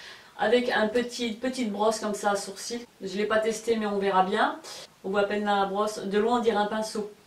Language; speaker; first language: French; native; French